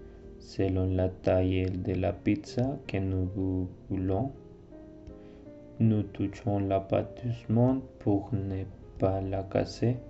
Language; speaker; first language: French; non-native, learner; Spanish